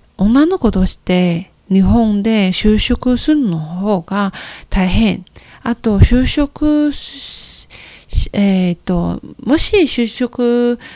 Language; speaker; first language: Japanese; non-native, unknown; Chinese